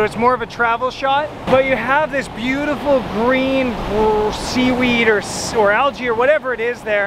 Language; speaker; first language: English; native; English